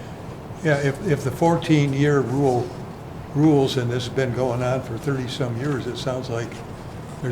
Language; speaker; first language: English; native; English